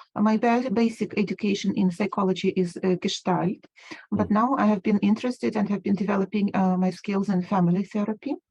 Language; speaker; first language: English; non-native, fluent; Ukrainian